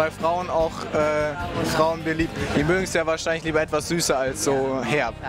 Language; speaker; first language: German; native; German